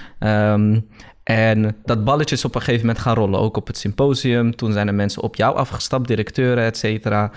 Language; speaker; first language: Dutch; early bilingual, other home language; Riffian